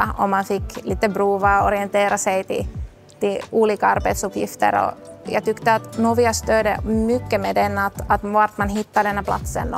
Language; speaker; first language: Swedish; non-native, local second language; Finnish